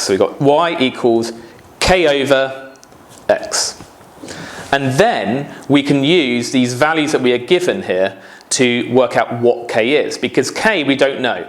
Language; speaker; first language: English; native; English